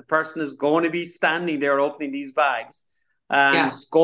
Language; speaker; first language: English; native; English